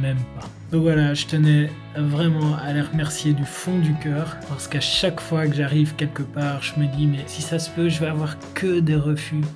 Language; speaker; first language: French; native; French